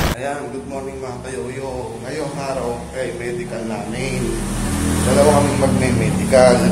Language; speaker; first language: Filipino; native; Filipino